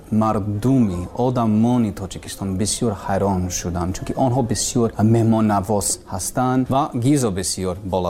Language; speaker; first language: Persian; non-native, learner; English